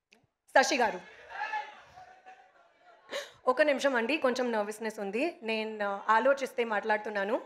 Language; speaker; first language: Telugu; non-native, learner; Hindi